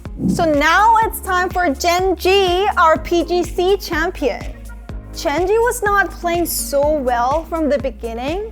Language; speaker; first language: English; non-native, fluent; Korean